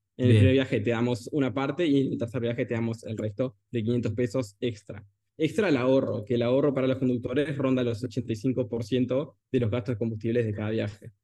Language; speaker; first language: Spanish; native; Spanish